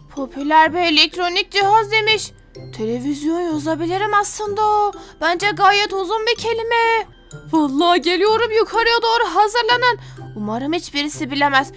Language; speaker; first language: Turkish; native; Turkish